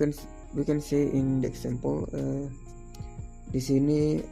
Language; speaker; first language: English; non-native, learner; Indonesian